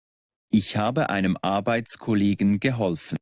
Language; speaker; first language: German; non-native, learner; Spanish